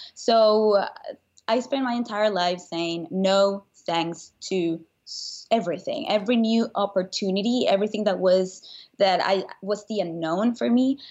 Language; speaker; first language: English; non-native, fluent; Spanish